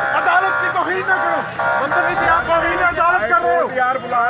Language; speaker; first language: Hindi; non-native, local second language; Punjabi